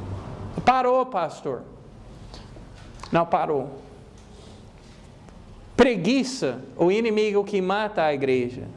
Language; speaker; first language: Portuguese; non-native, fluent; English